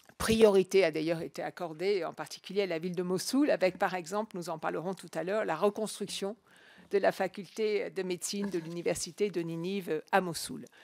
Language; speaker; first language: French; native; French